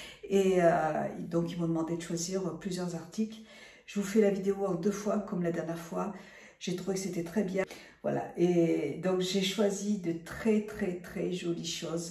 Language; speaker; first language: French; native; French